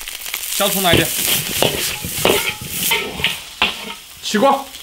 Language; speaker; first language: Chinese; native; Chinese